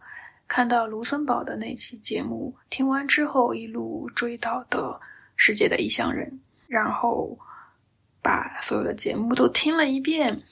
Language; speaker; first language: Chinese; native; Chinese